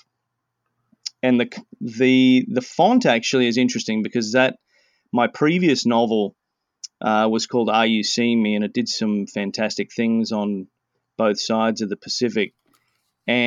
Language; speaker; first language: English; native; English